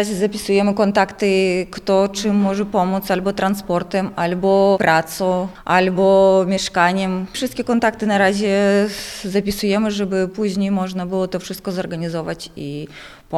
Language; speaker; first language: Polish; non-native, local second language; Ukrainian